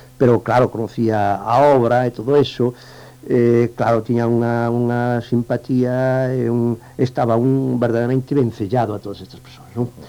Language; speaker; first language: Galician; non-native, local second language; Spanish